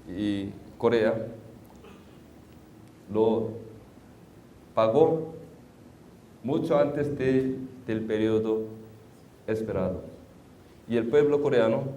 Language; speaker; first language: Spanish; non-native, fluent; Korean